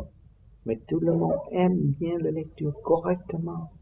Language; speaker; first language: French; non-native, learner; Vietnamese